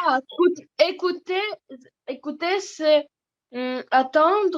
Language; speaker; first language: French; non-native, learner; Russian